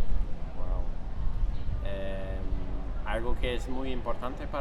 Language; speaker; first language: Spanish; non-native, fluent; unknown